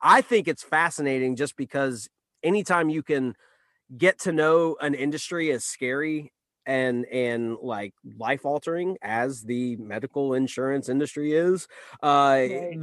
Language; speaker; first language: English; native; English